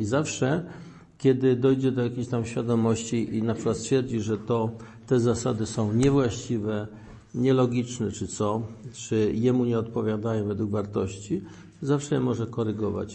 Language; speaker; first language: Polish; native; Polish